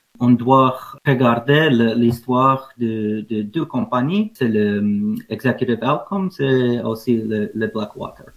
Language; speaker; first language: French; non-native, learner; English